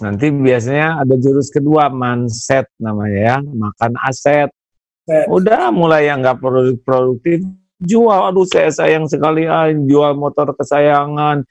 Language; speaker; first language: Indonesian; non-native, local second language; Sundanese